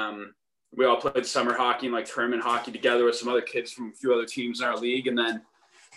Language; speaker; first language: English; native; English